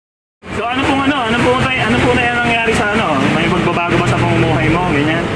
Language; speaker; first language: Filipino; native; Filipino